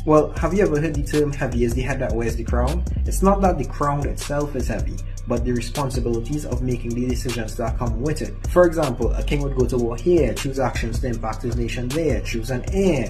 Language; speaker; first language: English; native; English